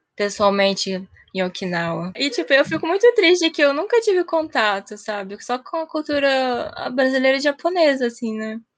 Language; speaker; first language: Portuguese; early bilingual, heritage; Japanese